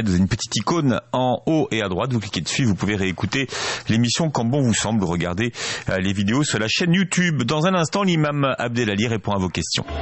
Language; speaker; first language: French; native; French